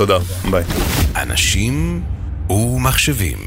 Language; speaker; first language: Hebrew; native; Hebrew